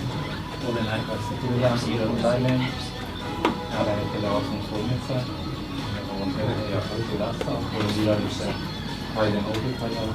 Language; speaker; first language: Finnish; non-native, learner; Persian